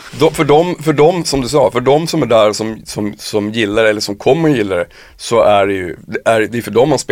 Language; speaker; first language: Swedish; native; Swedish